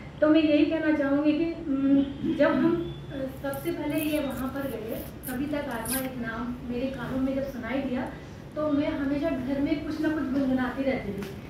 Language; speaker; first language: Hindi; native; Hindi